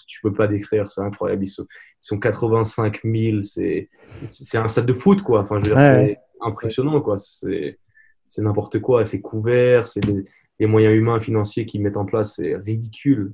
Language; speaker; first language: French; native; French